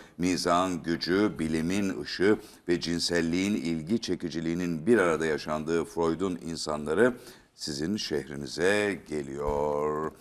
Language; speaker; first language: Turkish; native; Turkish